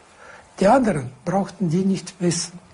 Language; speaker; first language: German; non-native, fluent; Russian